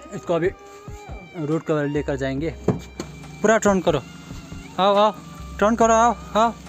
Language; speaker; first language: Hindi; non-native, local second language; Nepali